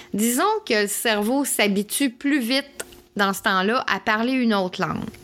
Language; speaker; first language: French; native; French